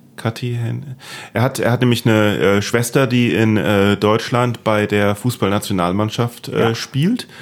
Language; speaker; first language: German; native; German